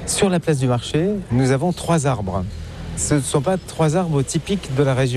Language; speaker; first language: French; native; French